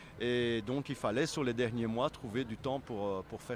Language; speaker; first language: French; native; French